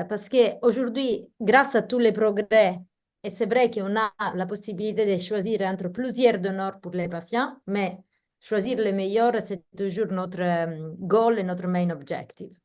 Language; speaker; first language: French; non-native, fluent; Italian